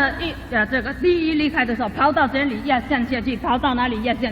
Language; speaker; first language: Chinese; native; Chinese